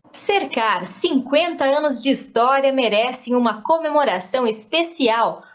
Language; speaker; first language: Portuguese; native; Portuguese